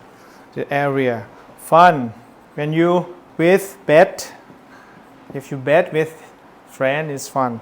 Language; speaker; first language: English; non-native, learner; Thai